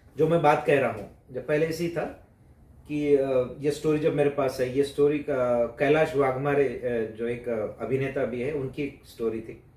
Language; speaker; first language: Hindi; non-native, local second language; Marathi